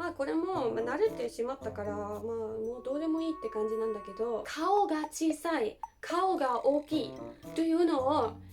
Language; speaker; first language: Japanese; non-native, fluent; German